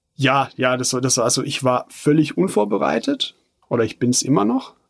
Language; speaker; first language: German; non-native, fluent; Bosnian